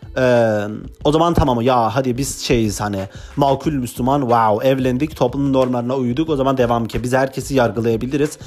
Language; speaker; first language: Turkish; non-native, local second language; Kurdish